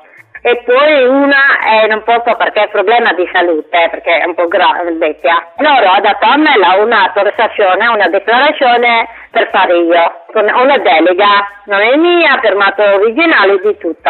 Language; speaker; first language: Italian; non-native, learner; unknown